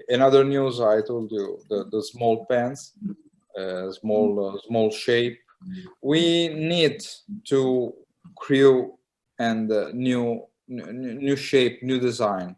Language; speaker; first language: English; non-native, learner; Italian